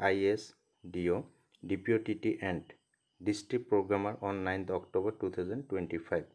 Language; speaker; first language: English; non-native, local second language; Assamese